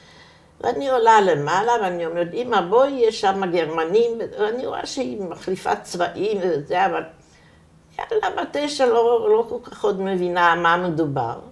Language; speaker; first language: Hebrew; non-native, fluent; German